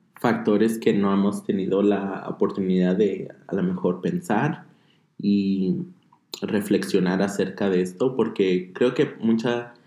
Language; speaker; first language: Spanish; early bilingual, heritage; Spanish